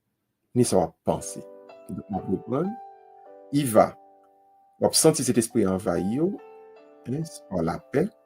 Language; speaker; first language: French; non-native, local second language; Haitian Creole